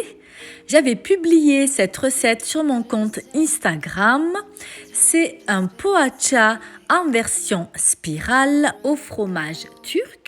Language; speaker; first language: French; native; French